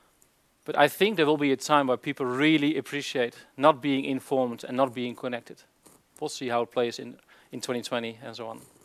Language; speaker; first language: English; non-native, fluent; Dutch